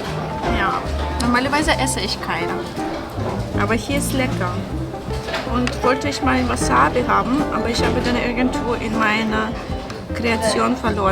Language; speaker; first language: German; non-native, fluent; Russian